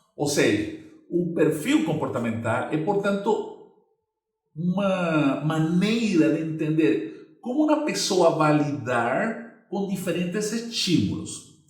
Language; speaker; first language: Portuguese; non-native, fluent; Spanish